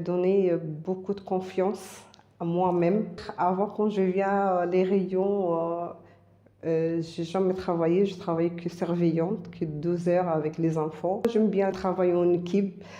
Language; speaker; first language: French; non-native, learner; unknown